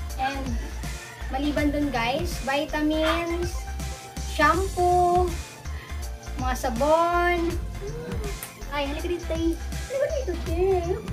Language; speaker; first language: Filipino; non-native, local second language; Bikol